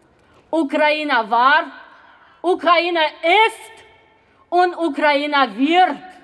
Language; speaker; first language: German; non-native, fluent; Ukrainian